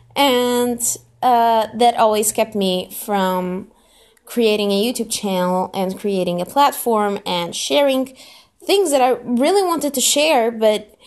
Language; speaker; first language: English; non-native, fluent; Portuguese